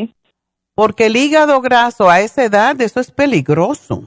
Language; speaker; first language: Spanish; native; Spanish